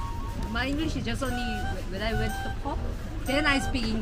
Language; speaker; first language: English; non-native, learner; Korean